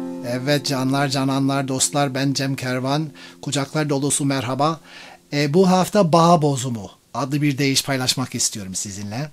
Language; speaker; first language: Turkish; non-native, fluent; English